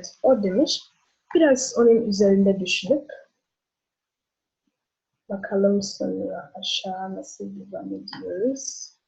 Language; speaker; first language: Turkish; non-native, learner; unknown